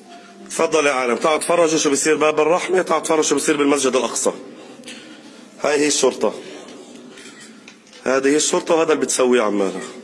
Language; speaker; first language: Arabic; native; Arabic